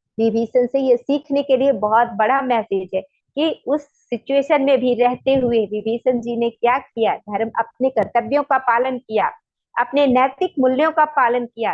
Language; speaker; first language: Hindi; native; Hindi